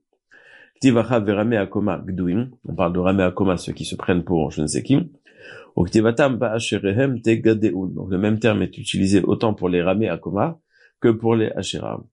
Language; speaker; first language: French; native; French